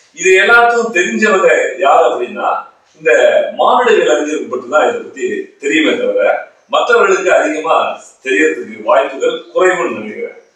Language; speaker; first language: Tamil; native; Tamil